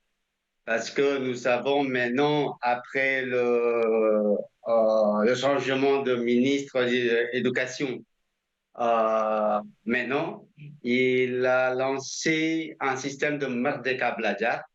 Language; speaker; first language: French; non-native, fluent; Indonesian